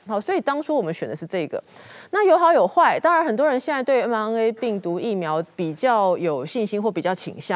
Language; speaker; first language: Chinese; native; Chinese